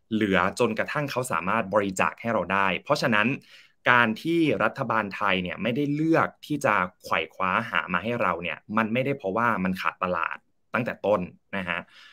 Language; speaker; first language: Thai; native; Thai